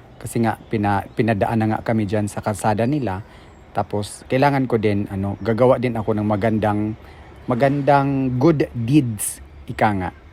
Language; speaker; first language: Filipino; non-native, local second language; Cebuano